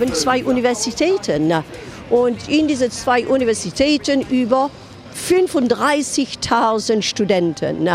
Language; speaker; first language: German; non-native, fluent; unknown